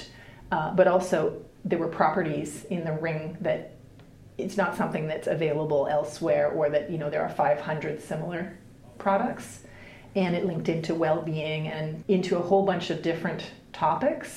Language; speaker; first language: English; native; English